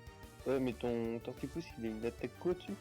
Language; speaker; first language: French; native; French